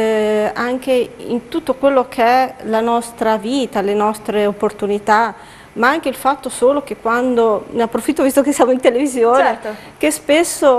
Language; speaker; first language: Italian; native; Italian